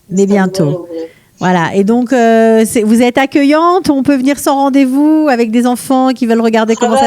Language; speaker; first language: French; native; French